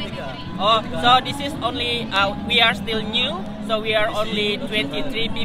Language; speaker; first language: English; non-native, learner; Indonesian